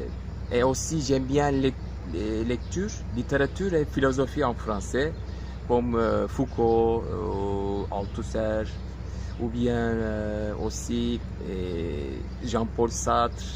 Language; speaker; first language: French; non-native, learner; Turkish